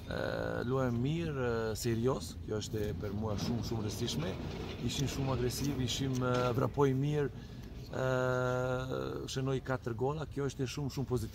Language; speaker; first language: Albanian; non-native, learner; Serbian